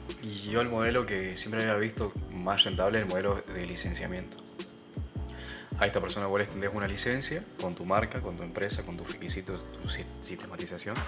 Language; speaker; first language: Spanish; native; Spanish